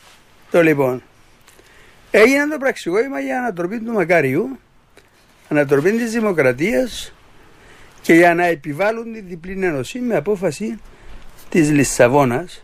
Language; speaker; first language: Greek; native; Greek